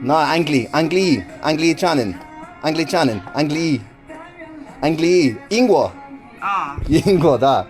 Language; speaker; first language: Russian; non-native, learner; English